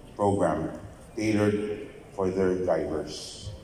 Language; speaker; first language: English; non-native, local second language; Filipino